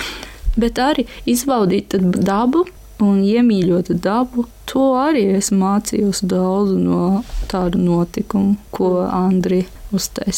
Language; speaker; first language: Latvian; non-native, learner; Japanese